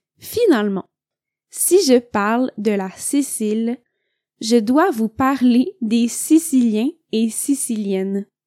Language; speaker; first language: French; native; French